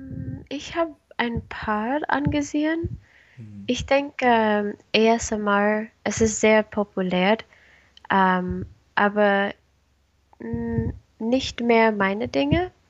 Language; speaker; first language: German; non-native, learner; Spanish